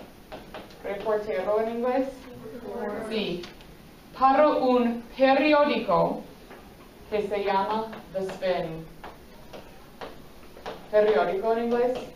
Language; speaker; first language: Spanish; non-native, fluent; English